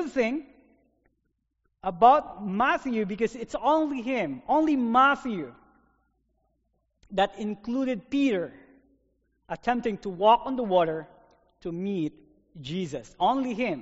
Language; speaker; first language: English; non-native, local second language; Filipino